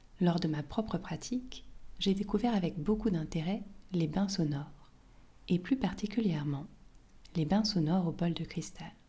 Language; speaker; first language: French; native; French